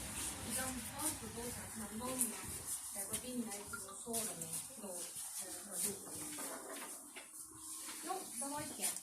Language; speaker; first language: Russian; non-native, local second language; Estonian